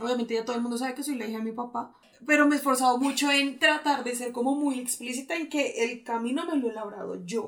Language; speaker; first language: Spanish; native; Spanish